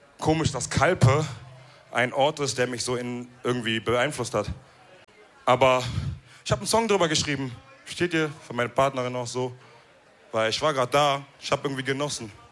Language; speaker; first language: German; early bilingual, other home language; Wolof